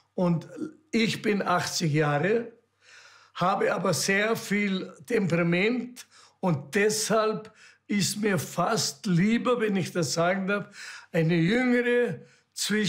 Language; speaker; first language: German; native; German